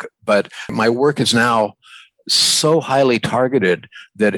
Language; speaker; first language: English; native; English